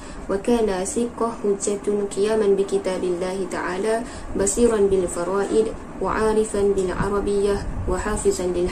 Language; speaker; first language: Arabic; non-native, learner; Malay